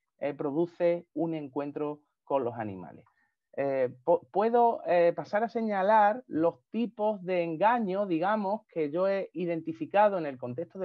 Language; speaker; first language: Spanish; native; Spanish